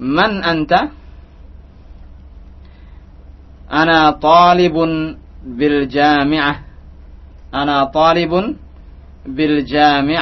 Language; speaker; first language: Arabic; non-native, fluent; Indonesian